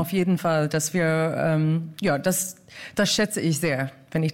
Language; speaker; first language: German; non-native, fluent; English